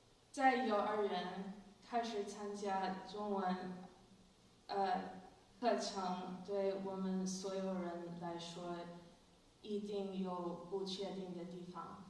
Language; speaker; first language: Chinese; non-native, fluent; English